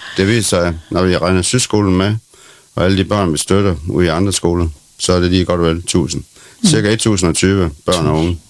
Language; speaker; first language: Danish; non-native, local second language; Faroese